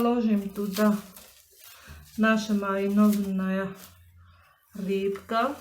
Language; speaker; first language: Russian; non-native, local second language; Armenian